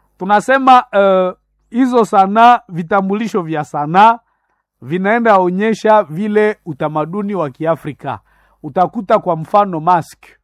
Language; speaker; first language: Swahili; non-native, local second language; Nande